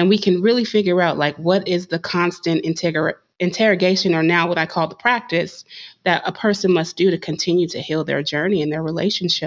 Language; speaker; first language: English; native; English